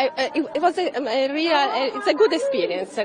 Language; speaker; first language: English; non-native, learner; Italian